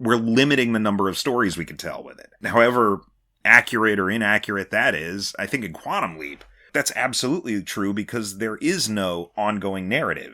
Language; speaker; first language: English; native; English